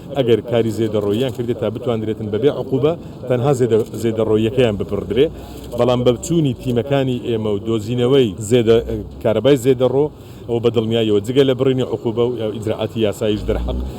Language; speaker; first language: Central Kurdish; native; Central Kurdish